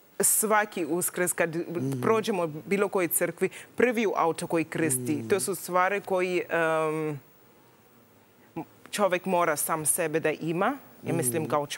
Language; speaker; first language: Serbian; non-native, learner; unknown